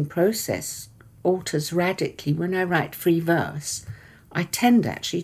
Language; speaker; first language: English; early bilingual, other home language; Persian